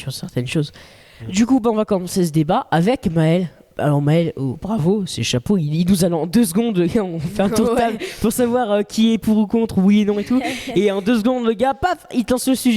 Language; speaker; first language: French; native; French